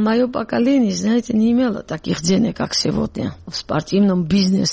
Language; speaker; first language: Russian; non-native, local second language; Georgian